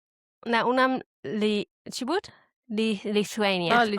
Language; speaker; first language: Persian; early bilingual, heritage; Persian